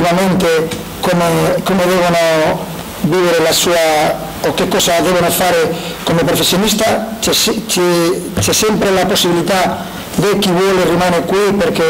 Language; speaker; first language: Italian; non-native, learner; Spanish